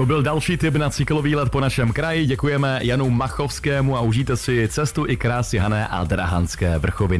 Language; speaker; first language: Czech; native; Czech